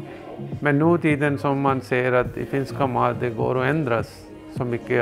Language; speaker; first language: Swedish; non-native, learner; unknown